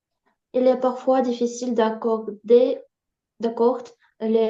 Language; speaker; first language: French; non-native, learner; Ukrainian